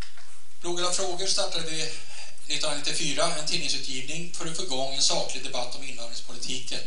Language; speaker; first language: Swedish; native; Swedish